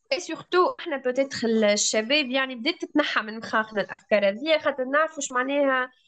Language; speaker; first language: Arabic; native; Arabic